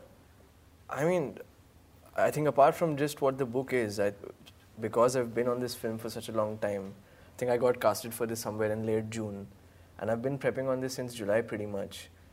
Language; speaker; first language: English; non-native, local second language; Hindi